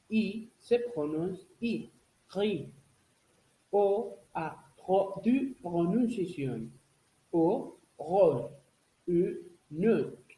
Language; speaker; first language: French; non-native, learner; Spanish